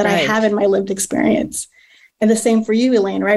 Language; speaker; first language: English; native; English